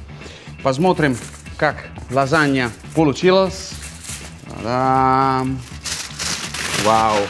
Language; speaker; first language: Russian; non-native, fluent; Italian